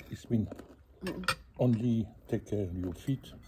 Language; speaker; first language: English; non-native, learner; French